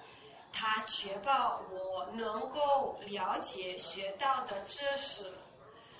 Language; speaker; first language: Chinese; non-native, learner; Bosnian